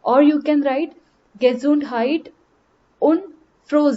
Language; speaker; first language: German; non-native, learner; Marathi